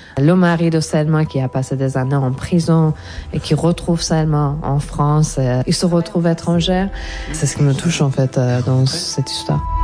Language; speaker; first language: French; non-native, fluent; Persian